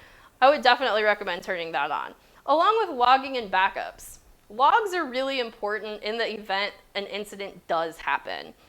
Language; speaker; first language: English; native; English